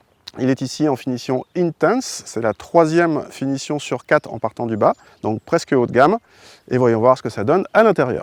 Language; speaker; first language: French; native; French